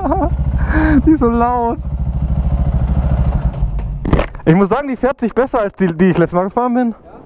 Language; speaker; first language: German; native; German